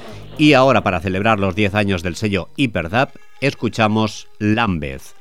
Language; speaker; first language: Spanish; native; Spanish